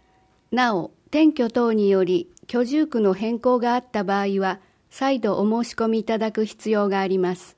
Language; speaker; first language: Japanese; native; Japanese